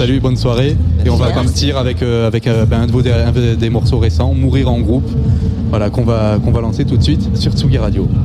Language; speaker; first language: French; native; French